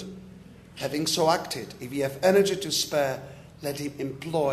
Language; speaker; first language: English; non-native, fluent; Czech